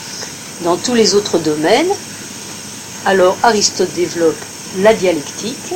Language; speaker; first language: French; native; French